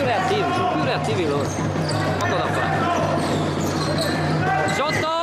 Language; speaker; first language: Italian; native; Italian